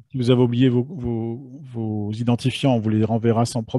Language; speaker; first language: French; native; French